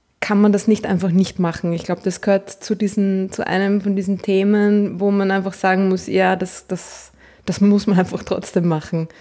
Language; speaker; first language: German; native; German